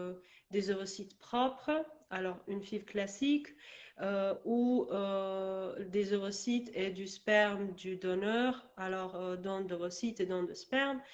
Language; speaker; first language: French; non-native, learner; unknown